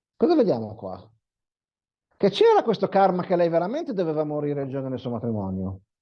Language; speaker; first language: Italian; non-native, fluent; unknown